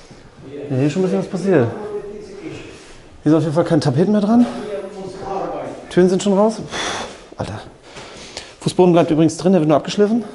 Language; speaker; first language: German; native; German